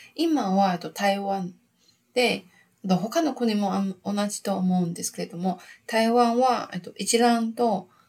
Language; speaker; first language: Japanese; non-native, learner; Chinese